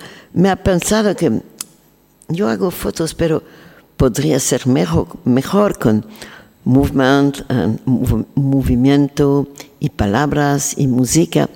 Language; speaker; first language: Spanish; non-native, learner; French